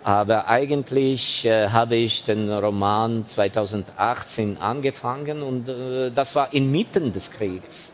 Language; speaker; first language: German; non-native, fluent; Ukrainian